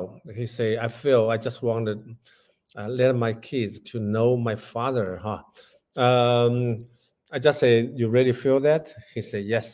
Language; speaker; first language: English; non-native, learner; Chinese